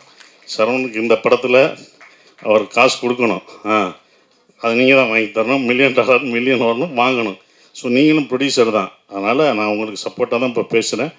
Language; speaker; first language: Tamil; native; Tamil